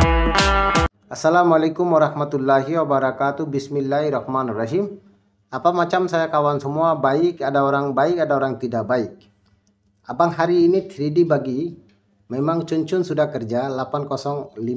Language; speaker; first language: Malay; non-native, local second language; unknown